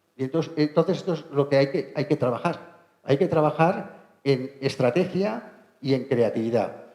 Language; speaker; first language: Spanish; non-native, local second language; Catalan